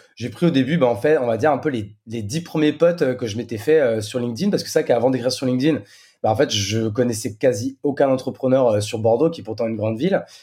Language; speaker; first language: French; native; French